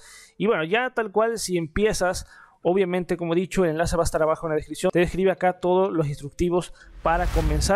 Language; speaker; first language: Spanish; native; Spanish